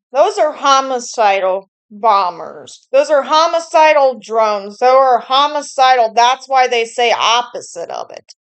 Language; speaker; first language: English; native; English